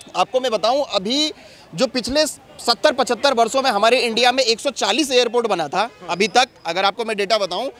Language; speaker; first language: Hindi; native; Hindi